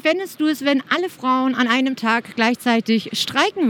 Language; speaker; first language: German; native; German